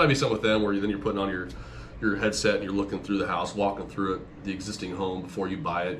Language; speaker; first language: English; native; English